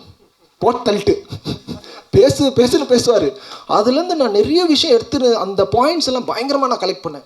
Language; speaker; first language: Tamil; native; Tamil